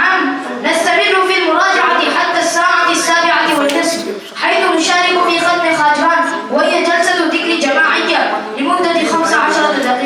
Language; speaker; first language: Arabic; non-native, learner; Urdu